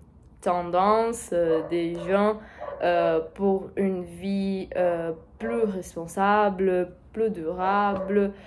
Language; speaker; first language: French; non-native, learner; Portuguese